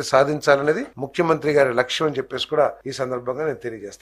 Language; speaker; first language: Telugu; native; Telugu